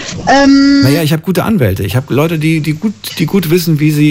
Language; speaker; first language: German; native; German